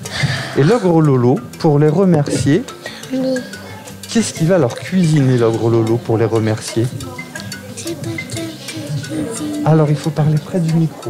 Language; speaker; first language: French; native; French